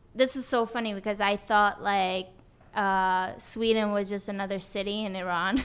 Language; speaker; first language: English; non-native, fluent; Swedish